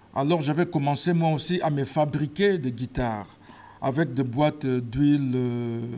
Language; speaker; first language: French; non-native, local second language; Lingala